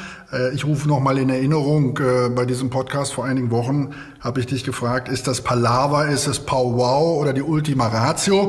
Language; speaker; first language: German; native; German